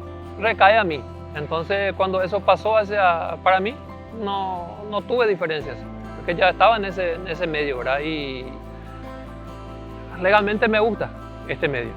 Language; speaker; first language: Spanish; early bilingual, other home language; German